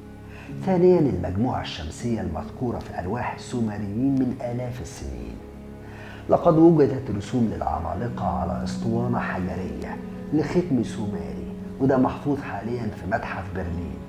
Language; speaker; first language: Arabic; native; Arabic